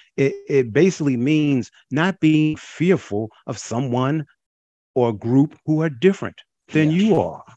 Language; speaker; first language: English; native; English